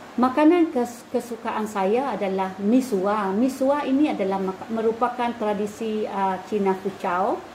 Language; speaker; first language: Malay; non-native, local second language; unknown